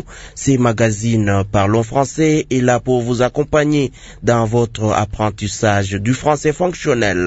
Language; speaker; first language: French; non-native, local second language; Lingala